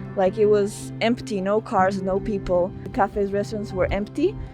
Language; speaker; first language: English; non-native, fluent; Portuguese